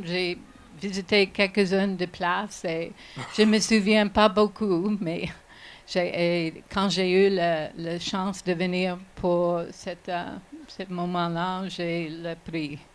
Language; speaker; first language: French; non-native, learner; English